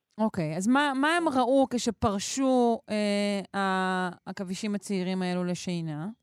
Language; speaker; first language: Hebrew; native; Hebrew